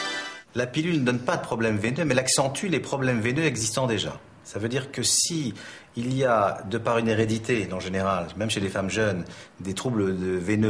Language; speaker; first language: French; native; French